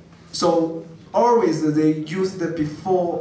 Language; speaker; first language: English; non-native, learner; Chinese